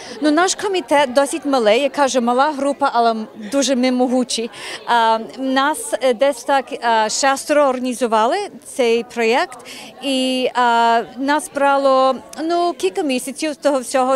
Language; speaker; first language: Ukrainian; early bilingual, heritage; Ukrainian